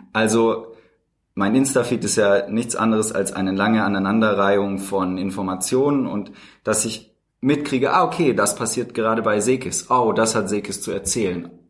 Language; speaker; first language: German; native; German